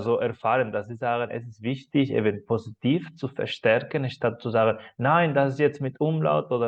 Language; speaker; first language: German; non-native, fluent; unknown